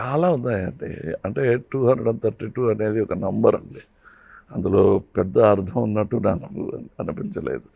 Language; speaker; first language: Telugu; non-native, local second language; Tamil